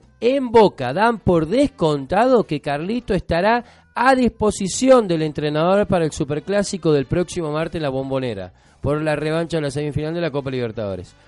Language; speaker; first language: Spanish; native; Spanish